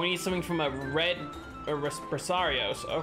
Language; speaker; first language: English; native; English